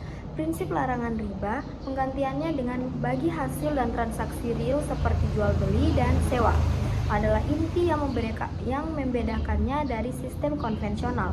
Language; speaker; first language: Indonesian; native; Indonesian